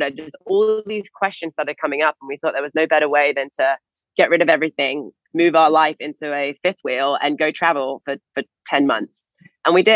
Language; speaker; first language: English; native; English